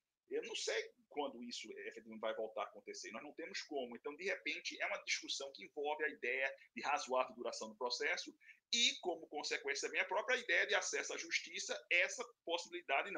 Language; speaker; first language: Portuguese; native; Portuguese